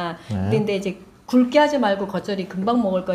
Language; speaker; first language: Korean; native; Korean